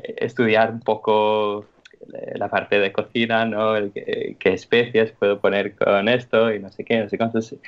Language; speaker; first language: Spanish; non-native, fluent; English